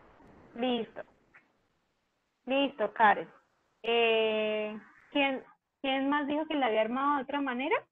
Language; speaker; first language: Spanish; native; Spanish